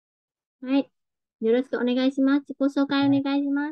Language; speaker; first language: Japanese; non-native, fluent; Vietnamese